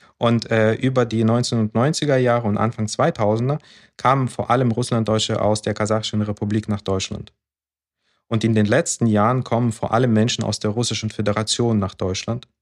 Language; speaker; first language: German; early bilingual, other home language; Russian